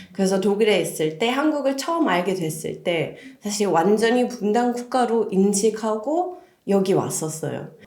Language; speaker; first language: Korean; non-native, fluent; German